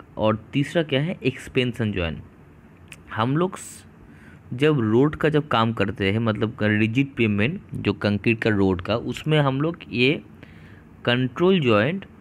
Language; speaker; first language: Hindi; non-native, local second language; Bangla